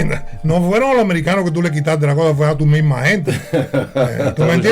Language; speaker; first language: Spanish; native; Spanish